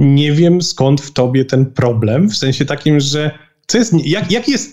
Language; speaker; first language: Polish; native; Polish